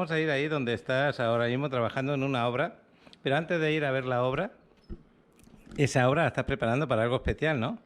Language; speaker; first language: Spanish; native; Spanish